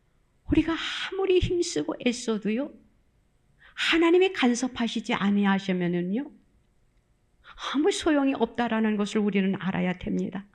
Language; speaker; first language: Korean; native; Korean